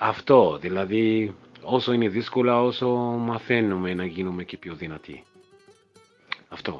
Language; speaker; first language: Greek; non-native, fluent; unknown